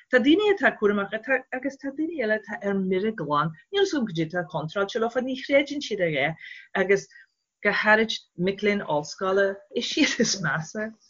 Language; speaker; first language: Irish; non-native, fluent; English